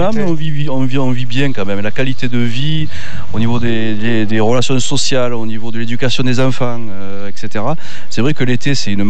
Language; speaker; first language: French; native; French